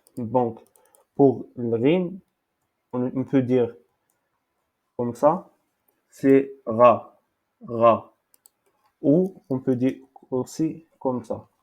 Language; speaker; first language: French; non-native, local second language; Arabic